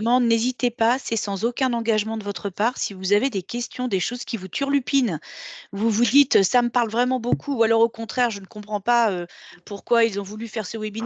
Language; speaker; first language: French; native; French